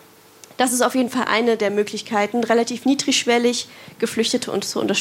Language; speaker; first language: German; native; German